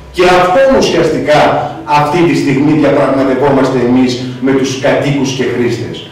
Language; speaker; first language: Greek; native; Greek